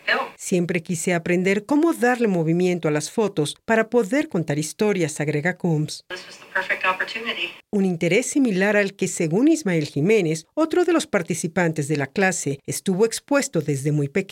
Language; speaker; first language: Spanish; native; Spanish